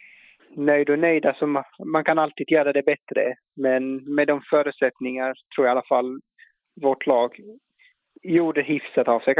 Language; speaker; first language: Swedish; non-native, fluent; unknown